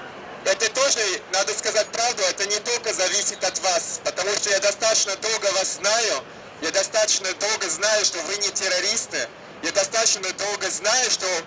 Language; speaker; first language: Russian; non-native, fluent; French